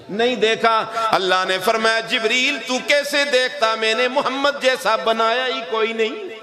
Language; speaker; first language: Urdu; non-native, local second language; Northern Hindko